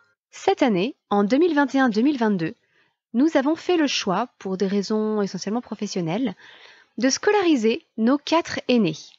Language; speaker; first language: French; native; French